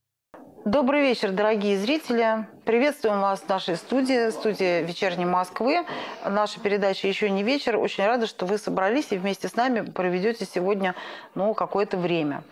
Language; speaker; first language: Russian; native; Russian